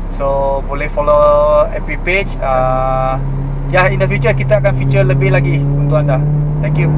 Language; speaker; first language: Malay; native; Malay